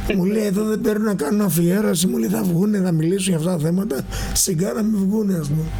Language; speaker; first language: Greek; native; Greek